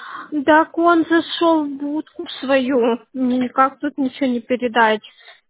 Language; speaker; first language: Russian; native; Russian